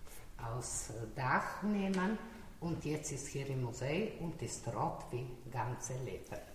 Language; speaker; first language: German; non-native, learner; Slovenian